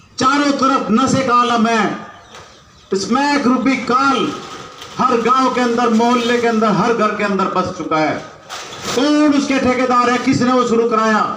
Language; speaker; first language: Hindi; native; Hindi